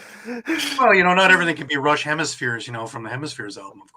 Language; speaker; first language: English; native; English